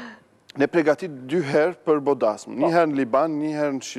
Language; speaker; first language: Albanian; non-native, learner; Arabic